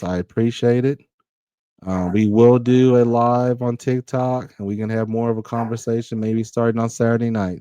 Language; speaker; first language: English; native; English